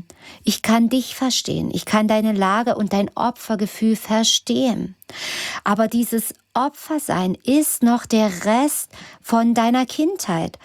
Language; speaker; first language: German; native; German